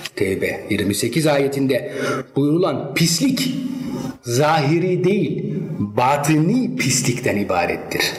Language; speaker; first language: Turkish; early bilingual, heritage; Turkish